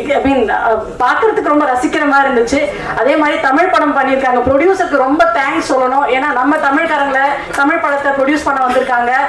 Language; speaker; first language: Tamil; non-native, local second language; Telugu